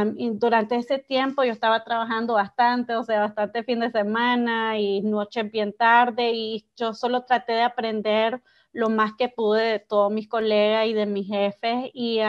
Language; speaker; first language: Spanish; early bilingual, heritage; Spanish